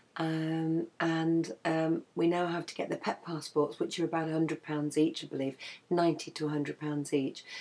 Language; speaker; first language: English; native; English